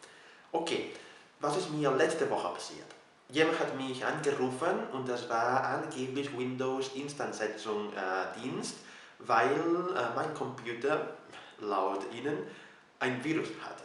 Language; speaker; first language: German; non-native, fluent; Catalan